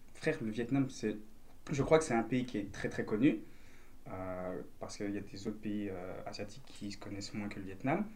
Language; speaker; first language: French; native; French